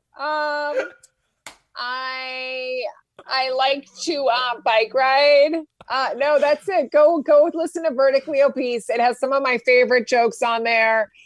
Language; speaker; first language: English; native; English